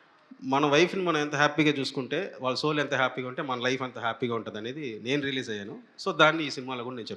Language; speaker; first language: Telugu; native; Telugu